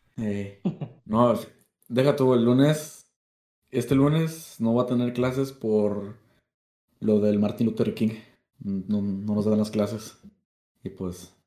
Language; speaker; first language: Spanish; native; Spanish